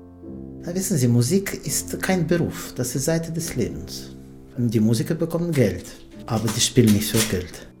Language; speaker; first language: German; non-native, fluent; Russian